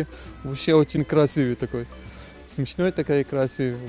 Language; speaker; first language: Russian; non-native, learner; Arabic